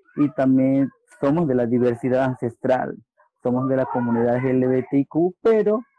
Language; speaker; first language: Spanish; non-native, local second language; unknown